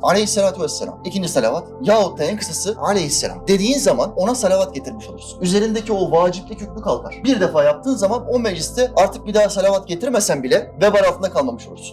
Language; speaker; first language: Turkish; native; Turkish